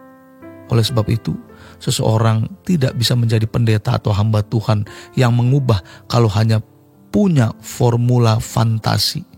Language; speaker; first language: Indonesian; native; Indonesian